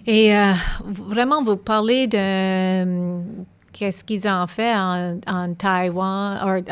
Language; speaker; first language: French; non-native, local second language; English